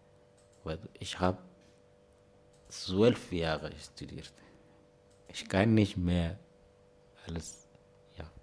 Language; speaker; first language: German; non-native, learner; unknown